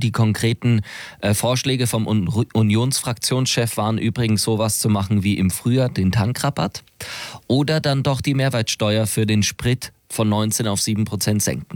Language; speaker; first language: German; native; German